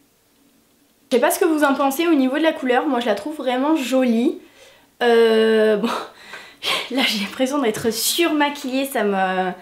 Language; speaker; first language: French; native; French